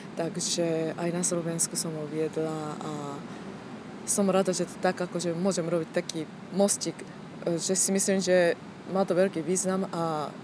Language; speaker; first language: Slovak; non-native, learner; Japanese